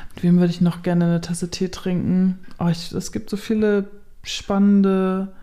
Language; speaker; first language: German; native; German